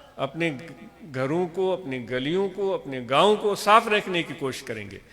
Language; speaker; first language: Urdu; non-native, local second language; Sindhi